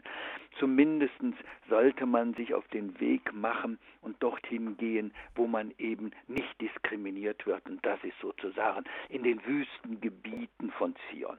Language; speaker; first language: German; native; German